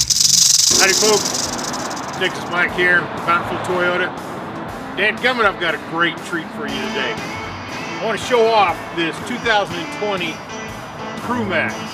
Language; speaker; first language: English; native; English